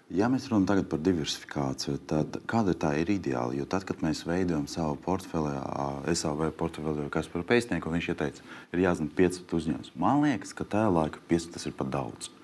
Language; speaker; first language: Latvian; non-native, local second language; Russian